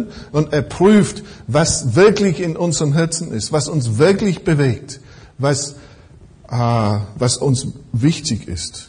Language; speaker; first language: German; non-native, fluent; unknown